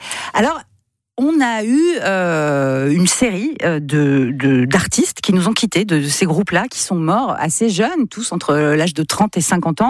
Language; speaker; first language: French; native; French